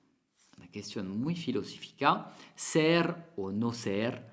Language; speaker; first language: Spanish; non-native, fluent; French